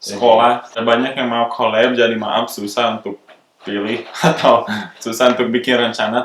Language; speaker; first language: Indonesian; non-native, local second language; English